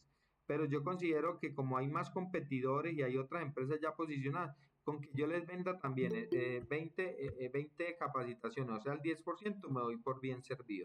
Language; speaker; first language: Spanish; native; Spanish